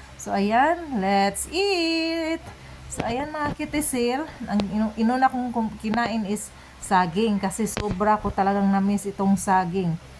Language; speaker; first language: Filipino; non-native, local second language; Cebuano